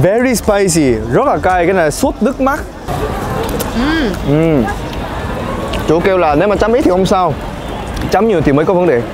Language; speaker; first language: Vietnamese; non-native, fluent; Korean